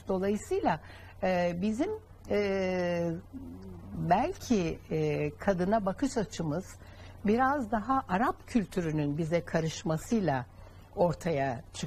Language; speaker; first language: Turkish; native; Turkish